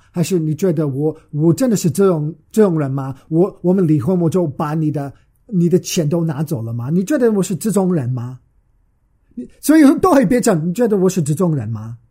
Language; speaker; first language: Chinese; non-native, fluent; English